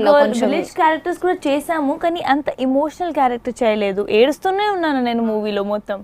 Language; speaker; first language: Telugu; non-native, fluent; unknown